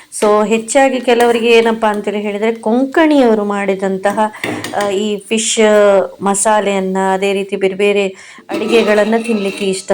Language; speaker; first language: Kannada; non-native, local second language; Konkani